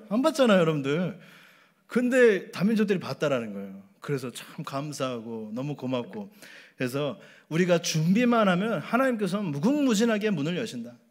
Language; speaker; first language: Korean; native; Korean